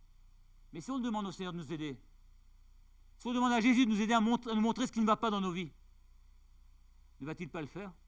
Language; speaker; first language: French; native; French